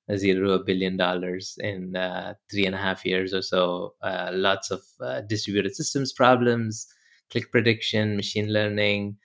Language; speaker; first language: English; non-native, local second language; Hindi